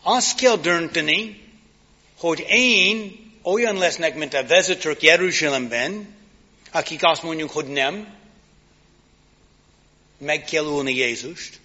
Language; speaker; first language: Hungarian; non-native, fluent; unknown